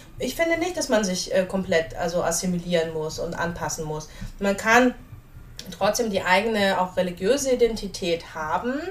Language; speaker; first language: German; early bilingual, other home language; Russian